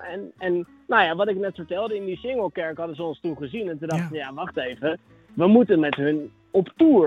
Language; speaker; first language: Dutch; native; Dutch